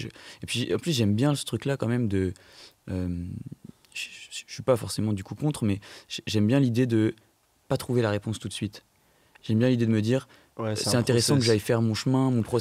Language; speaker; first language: French; native; French